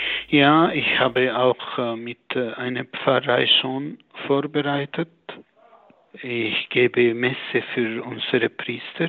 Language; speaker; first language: German; non-native, fluent; Arabic